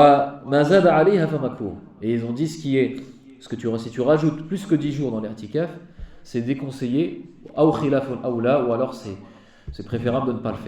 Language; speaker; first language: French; native; French